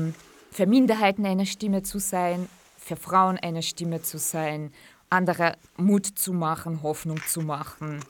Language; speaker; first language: German; early bilingual, other home language; Central Kurdish